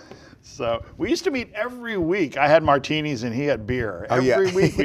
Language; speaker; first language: English; native; English